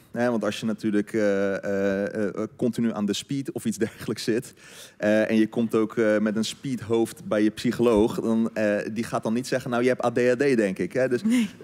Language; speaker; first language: Dutch; native; Dutch